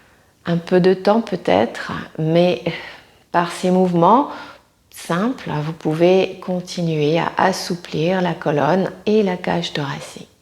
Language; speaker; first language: French; native; French